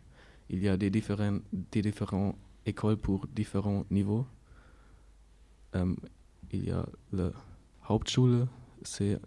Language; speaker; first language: French; non-native, learner; German